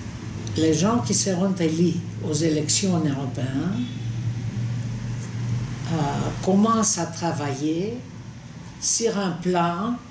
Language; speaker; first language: French; non-native, fluent; Greek